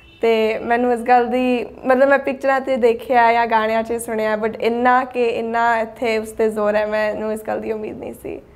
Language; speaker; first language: Punjabi; early bilingual, heritage; Punjabi